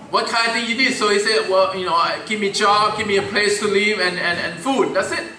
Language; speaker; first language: English; non-native, fluent; Thai